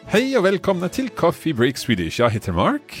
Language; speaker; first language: Swedish; non-native, learner; English